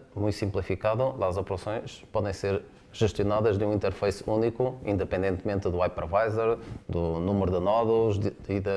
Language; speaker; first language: Spanish; non-native, learner; Portuguese